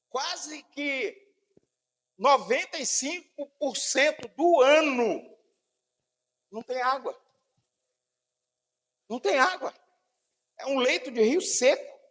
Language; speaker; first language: Portuguese; native; Portuguese